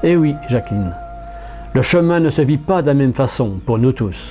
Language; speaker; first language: French; native; French